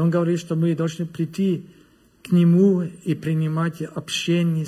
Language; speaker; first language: Russian; non-native, learner; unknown